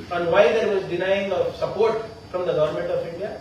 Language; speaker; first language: English; non-native, local second language; Kannada